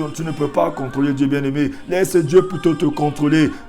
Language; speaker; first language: French; non-native, local second language; Lingala